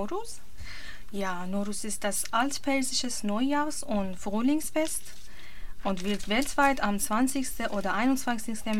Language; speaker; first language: German; non-native, learner; Persian